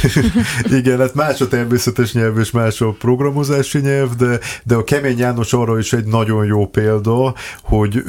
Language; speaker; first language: Hungarian; native; Hungarian